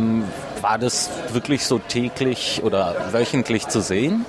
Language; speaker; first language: German; native; German